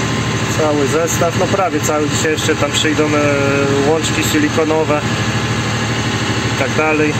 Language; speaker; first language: Polish; native; Polish